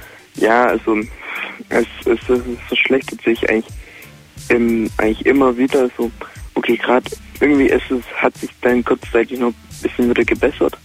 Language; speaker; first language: German; native; German